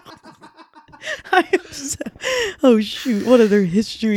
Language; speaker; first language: English; native; English